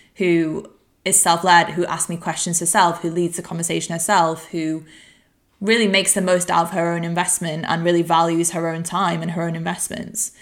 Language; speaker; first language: English; native; English